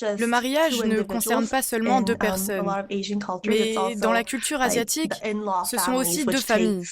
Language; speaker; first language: French; non-native, fluent; Korean